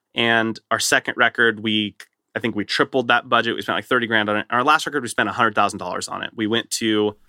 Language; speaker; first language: English; native; English